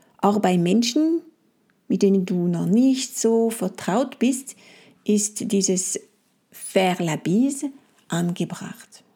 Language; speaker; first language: German; non-native, fluent; French